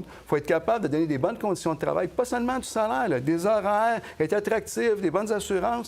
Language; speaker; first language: French; native; French